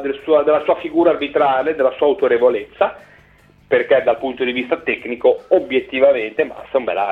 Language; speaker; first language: Italian; native; Italian